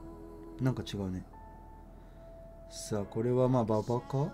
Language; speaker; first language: Japanese; native; Japanese